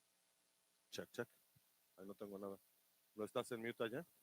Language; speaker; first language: Spanish; native; Spanish